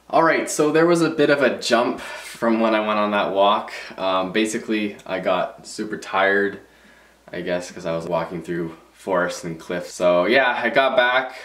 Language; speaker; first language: English; native; English